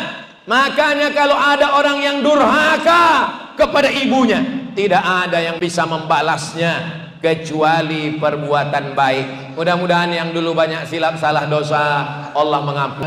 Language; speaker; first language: Indonesian; native; Indonesian